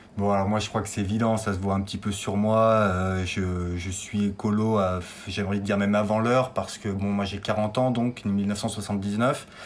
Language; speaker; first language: French; native; French